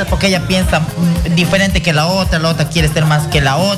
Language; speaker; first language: Spanish; native; Spanish